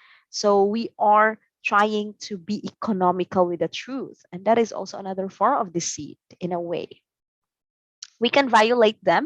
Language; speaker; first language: English; non-native, local second language; Cebuano